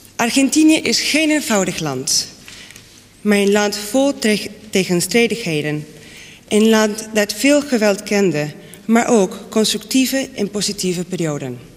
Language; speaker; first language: Dutch; non-native, fluent; Spanish